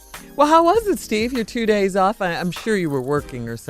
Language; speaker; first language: English; native; English